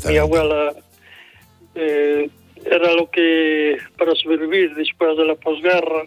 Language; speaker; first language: Spanish; non-native, local second language; Galician